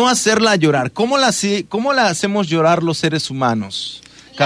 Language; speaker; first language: Spanish; native; Spanish